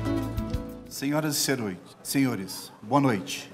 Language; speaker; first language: Portuguese; native; Portuguese